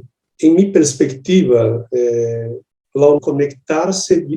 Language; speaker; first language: Spanish; non-native, learner; Portuguese